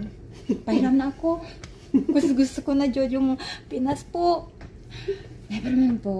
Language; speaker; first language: Filipino; non-native, learner; Indonesian